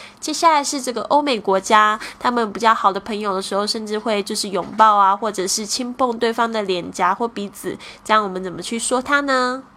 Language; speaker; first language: Chinese; native; Chinese